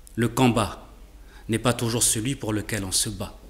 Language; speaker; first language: French; native; French